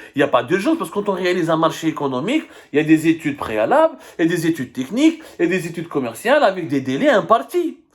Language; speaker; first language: French; non-native, local second language; Arabic